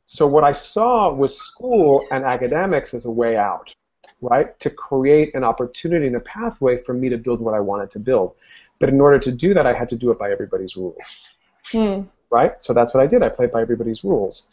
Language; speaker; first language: English; early bilingual, other home language; Spanish